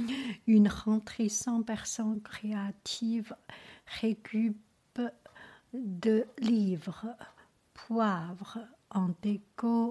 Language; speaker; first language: French; non-native, learner; Chinese